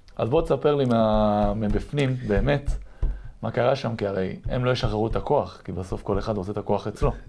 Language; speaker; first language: Hebrew; native; Hebrew